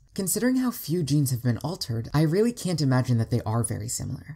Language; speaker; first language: English; native; English